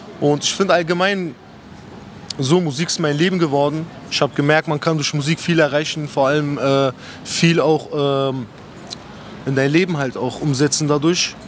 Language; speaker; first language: German; native; German